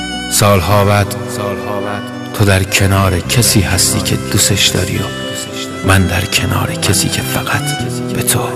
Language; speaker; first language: Persian; native; Persian